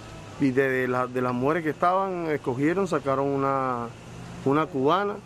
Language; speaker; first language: Spanish; native; Spanish